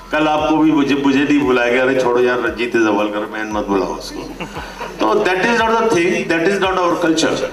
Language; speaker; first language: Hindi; native; Hindi